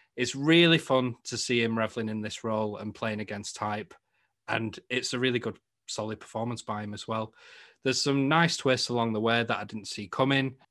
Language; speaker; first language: English; native; English